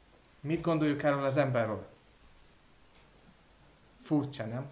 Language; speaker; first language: Hungarian; non-native, fluent; English